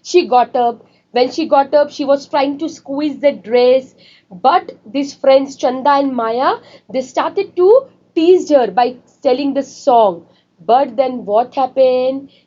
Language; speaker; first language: English; non-native, local second language; Marathi